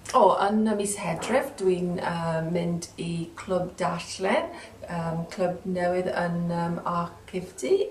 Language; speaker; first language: Welsh; non-native, learner; English